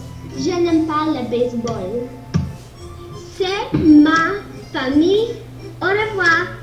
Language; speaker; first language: French; non-native, learner; English